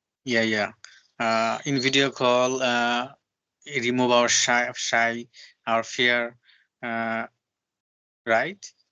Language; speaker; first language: English; non-native, learner; Bangla